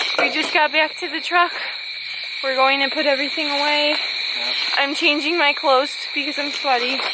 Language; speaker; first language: English; native; English